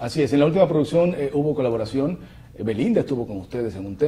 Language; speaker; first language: Spanish; native; Spanish